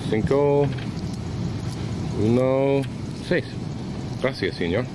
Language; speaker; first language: Spanish; non-native, learner; English